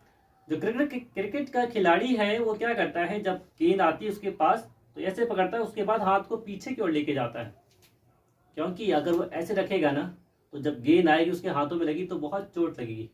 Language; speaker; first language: Hindi; native; Hindi